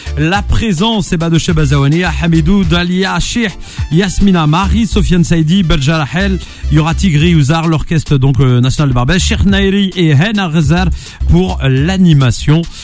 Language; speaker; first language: French; native; French